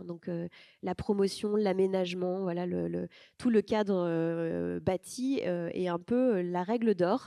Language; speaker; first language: French; native; French